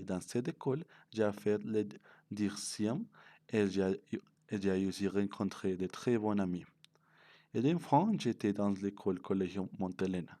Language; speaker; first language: French; non-native, learner; Spanish